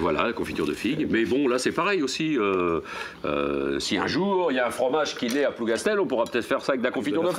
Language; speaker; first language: French; native; French